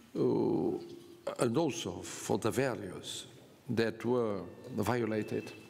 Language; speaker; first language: English; non-native, fluent; Portuguese